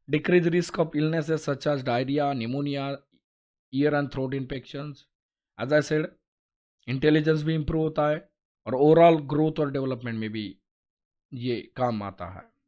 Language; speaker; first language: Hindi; non-native, local second language; Marathi